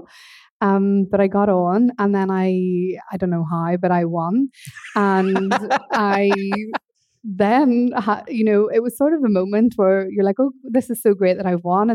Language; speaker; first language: English; native; English